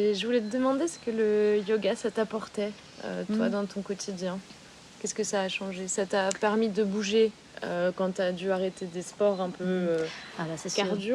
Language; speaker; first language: French; native; French